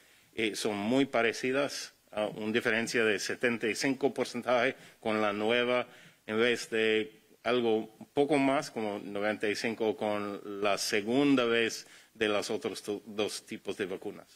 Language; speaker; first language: Spanish; non-native, fluent; English